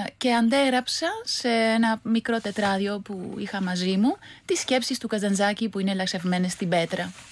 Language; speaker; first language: Greek; non-native, fluent; Spanish